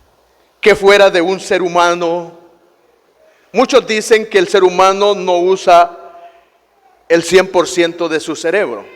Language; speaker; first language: Spanish; native; Spanish